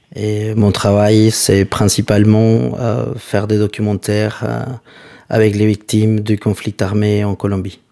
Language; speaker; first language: French; non-native, fluent; Spanish